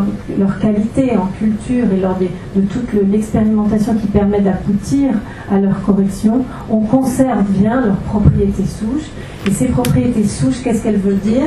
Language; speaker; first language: French; native; French